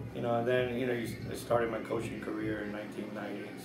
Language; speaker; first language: English; native; English